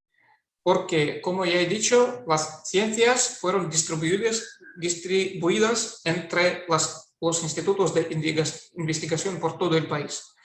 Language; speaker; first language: Spanish; non-native, fluent; Russian